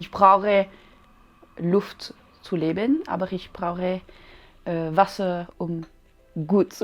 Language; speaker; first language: German; non-native, learner; French